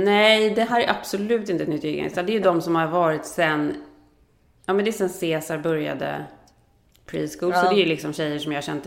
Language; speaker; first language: Swedish; native; Swedish